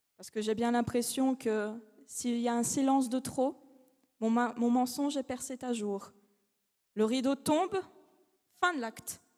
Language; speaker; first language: French; non-native, fluent; Russian